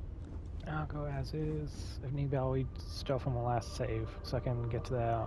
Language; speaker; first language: English; native; English